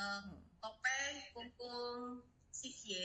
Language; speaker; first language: Cantonese; non-native, learner; Indonesian